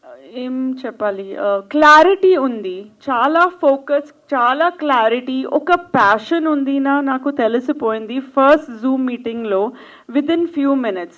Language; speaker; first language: Telugu; non-native, fluent; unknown